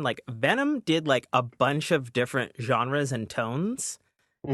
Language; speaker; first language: English; native; English